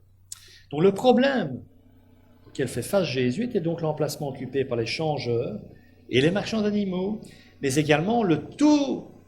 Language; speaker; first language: French; native; French